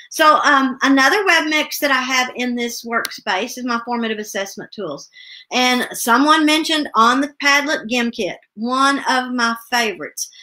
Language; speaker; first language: English; native; English